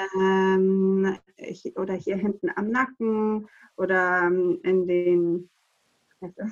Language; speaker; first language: German; non-native, fluent; Greek